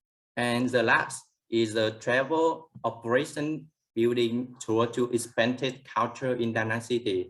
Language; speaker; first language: English; non-native, learner; Vietnamese